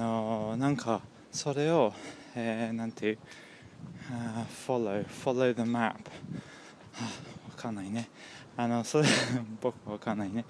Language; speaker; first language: Japanese; non-native, learner; English